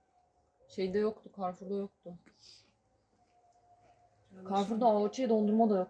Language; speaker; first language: Turkish; native; Turkish